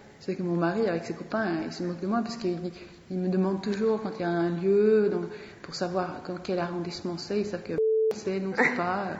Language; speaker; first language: French; non-native, fluent; Swedish